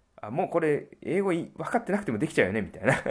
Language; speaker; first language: Japanese; native; Japanese